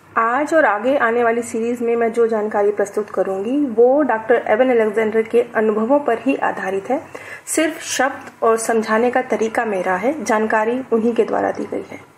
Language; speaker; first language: Hindi; native; Hindi